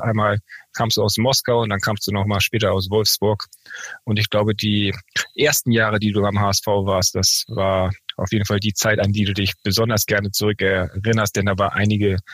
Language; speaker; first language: German; native; German